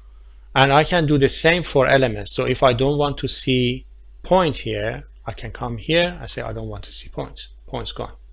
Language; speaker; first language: English; non-native, fluent; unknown